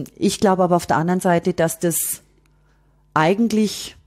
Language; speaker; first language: German; native; German